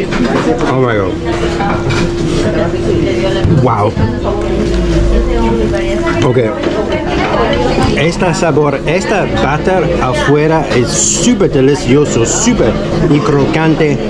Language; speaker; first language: Spanish; non-native, learner; English